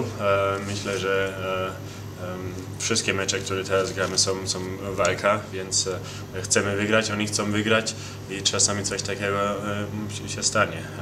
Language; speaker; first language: Polish; early bilingual, heritage; Polish